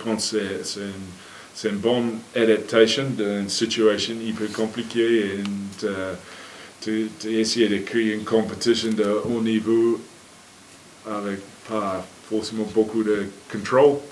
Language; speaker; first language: French; non-native, fluent; English